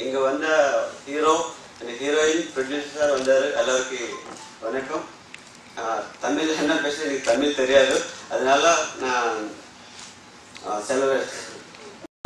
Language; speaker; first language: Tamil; non-native, learner; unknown